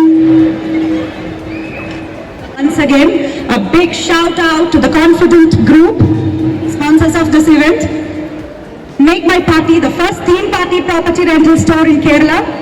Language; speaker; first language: English; non-native, local second language; Malayalam